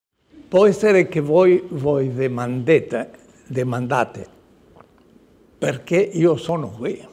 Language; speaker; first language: Italian; non-native, learner; Spanish